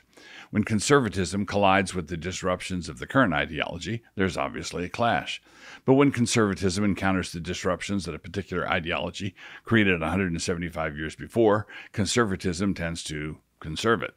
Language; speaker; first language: English; native; English